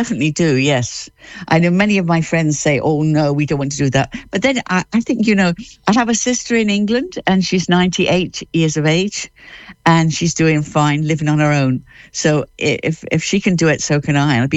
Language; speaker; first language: English; native; English